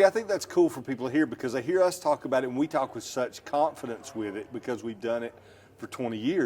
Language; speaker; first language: English; native; English